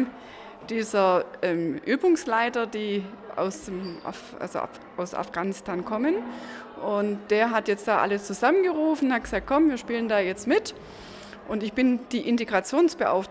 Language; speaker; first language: German; native; German